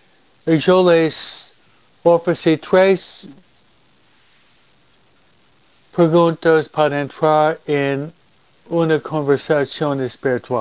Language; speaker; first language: Spanish; non-native, fluent; English